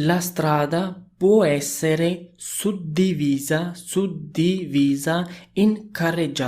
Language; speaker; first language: Italian; non-native, fluent; Urdu